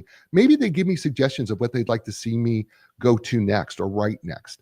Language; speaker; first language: English; native; English